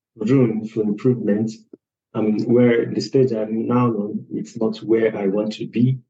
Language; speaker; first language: English; non-native, local second language; Igbo